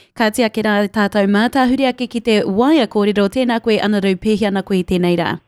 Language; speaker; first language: Māori; native; Māori